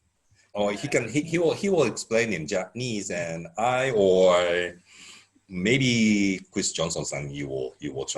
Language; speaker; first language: English; non-native, fluent; Japanese